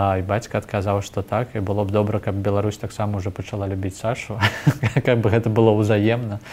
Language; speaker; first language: Belarusian; non-native, local second language; Russian